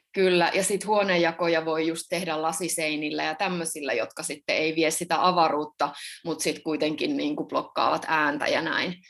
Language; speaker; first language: Finnish; native; Finnish